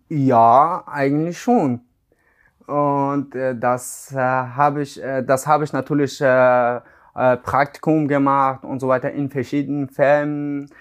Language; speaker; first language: German; non-native, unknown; Persian